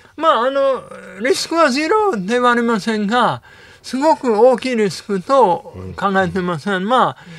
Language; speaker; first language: Japanese; non-native, fluent; English